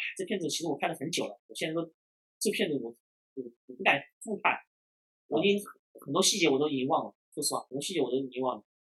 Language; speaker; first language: Chinese; non-native, local second language; Cantonese